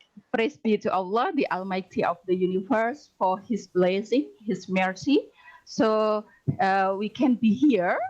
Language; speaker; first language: English; non-native, fluent; Indonesian